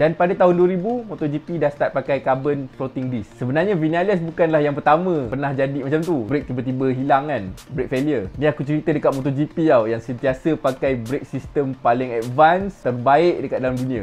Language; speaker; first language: Malay; native; Malay